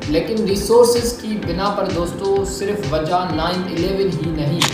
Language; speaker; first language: Urdu; native; Urdu